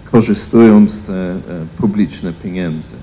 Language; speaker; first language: Polish; non-native, fluent; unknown